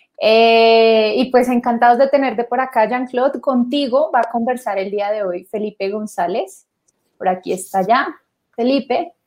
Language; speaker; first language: Spanish; native; Spanish